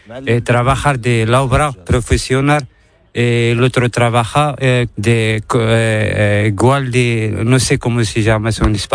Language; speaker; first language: Spanish; non-native, learner; Arabic